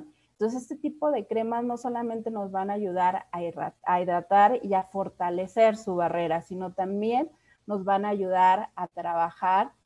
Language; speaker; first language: Spanish; native; Spanish